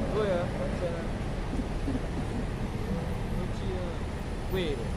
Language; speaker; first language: Chinese; non-native, learner; Javanese